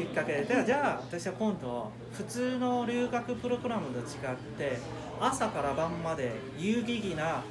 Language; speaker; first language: Japanese; non-native, fluent; Chinese